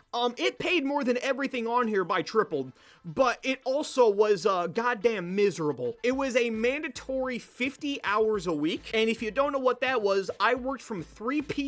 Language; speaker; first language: English; native; English